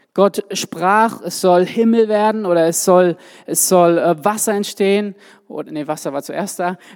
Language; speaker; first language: German; native; German